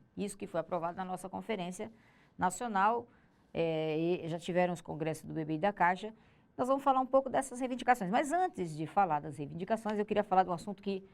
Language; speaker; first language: Portuguese; native; Portuguese